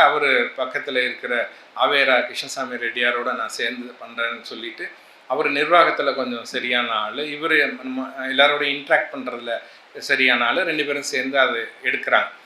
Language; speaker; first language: Tamil; native; Tamil